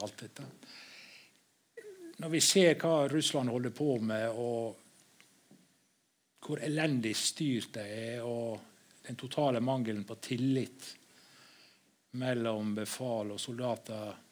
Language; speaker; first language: Norwegian; native; Norwegian